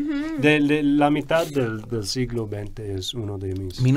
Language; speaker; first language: Spanish; non-native, fluent; English